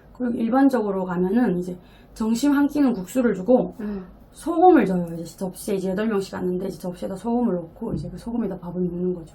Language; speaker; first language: Korean; native; Korean